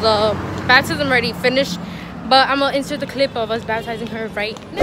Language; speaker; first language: English; early bilingual, other home language; Spanish